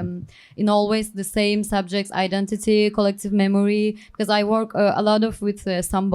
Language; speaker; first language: English; non-native, learner; Turkish